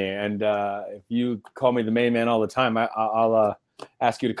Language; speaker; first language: English; native; English